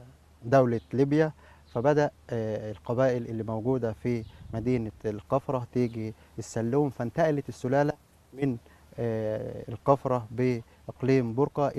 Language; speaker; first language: Arabic; native; Arabic